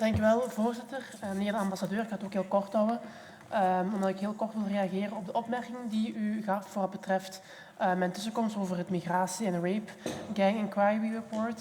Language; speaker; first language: Dutch; native; Dutch